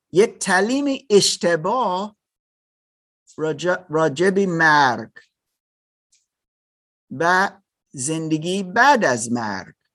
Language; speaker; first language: Persian; non-native, learner; German